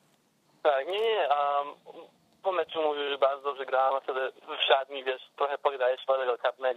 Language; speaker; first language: Polish; early bilingual, heritage; English